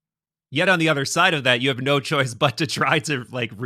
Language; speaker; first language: English; native; English